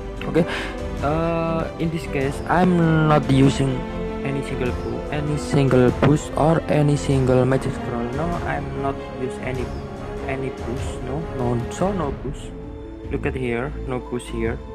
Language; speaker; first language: English; non-native, learner; Indonesian